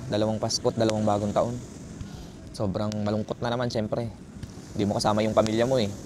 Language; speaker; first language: Filipino; native; Filipino